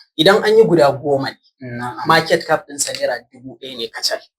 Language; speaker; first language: Hausa; native; Hausa